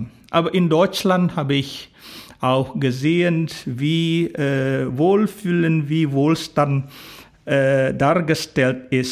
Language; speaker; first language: German; non-native, fluent; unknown